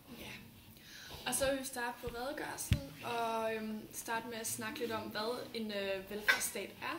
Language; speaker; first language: Danish; native; Danish